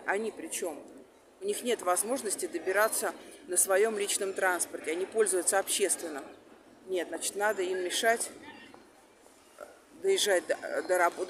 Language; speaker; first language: Russian; native; Russian